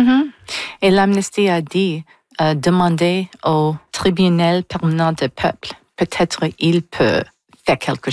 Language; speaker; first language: French; non-native, local second language; English